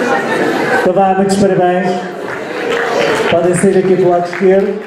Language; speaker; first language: Portuguese; native; Portuguese